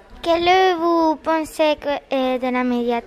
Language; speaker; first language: French; non-native, learner; Spanish